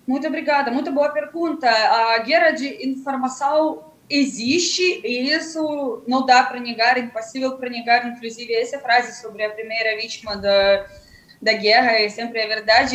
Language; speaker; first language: Portuguese; non-native, fluent; Russian